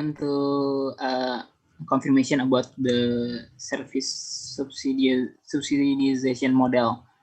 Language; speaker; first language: English; non-native, learner; Indonesian